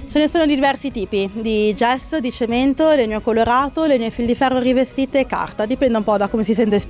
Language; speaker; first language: Italian; native; Italian